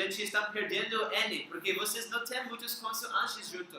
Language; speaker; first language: Portuguese; non-native, learner; English